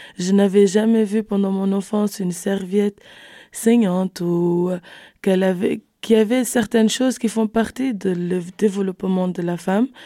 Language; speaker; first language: French; non-native, fluent; Kabuverdianu